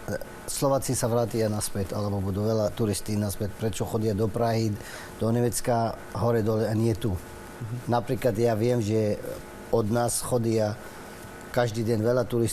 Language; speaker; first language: Slovak; non-native, learner; Arabic